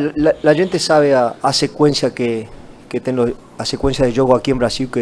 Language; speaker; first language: Portuguese; non-native, fluent; Spanish